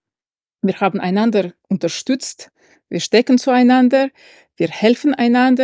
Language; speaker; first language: German; non-native, fluent; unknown